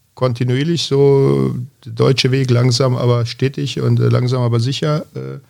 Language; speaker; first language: German; early bilingual, other home language; Bosnian